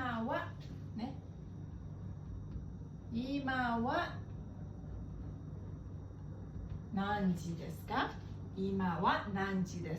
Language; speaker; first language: Japanese; non-native, fluent; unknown